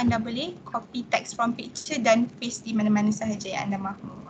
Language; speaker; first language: Malay; native; Malay